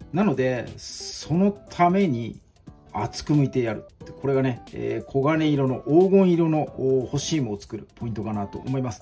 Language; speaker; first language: Japanese; native; Japanese